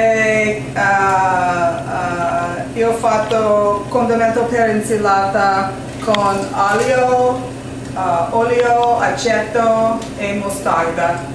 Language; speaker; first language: Italian; non-native, learner; English